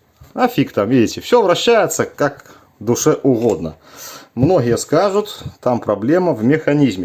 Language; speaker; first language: Russian; native; Russian